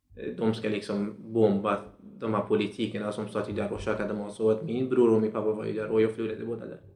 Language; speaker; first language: Swedish; non-native, fluent; Central Kurdish